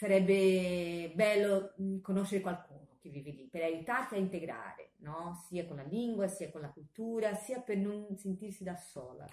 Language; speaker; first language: Italian; non-native, fluent; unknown